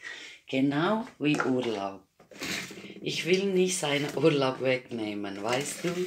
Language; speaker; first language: German; non-native, fluent; Croatian